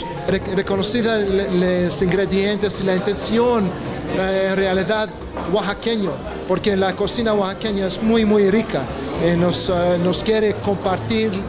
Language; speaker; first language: Spanish; non-native, fluent; Greek